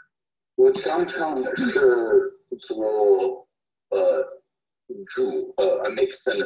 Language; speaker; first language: Chinese; non-native, fluent; English